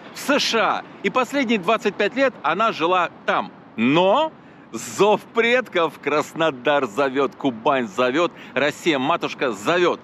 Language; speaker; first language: Russian; native; Russian